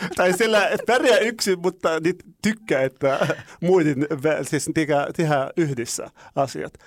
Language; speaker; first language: Finnish; non-native, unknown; Arabic